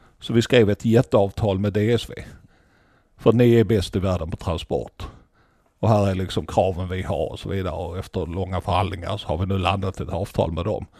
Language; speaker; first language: Swedish; native; Swedish